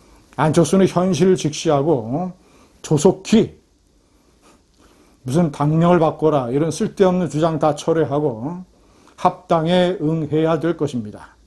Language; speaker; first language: Korean; native; Korean